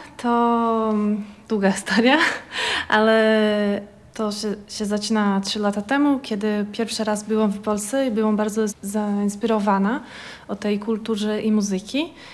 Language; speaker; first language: Polish; early bilingual, heritage; Portuguese